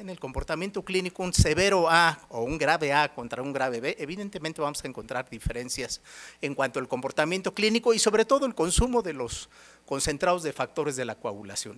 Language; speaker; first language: Spanish; native; Spanish